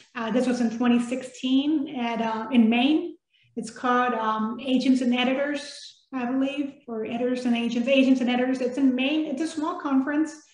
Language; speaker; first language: English; early bilingual, other home language; Spanish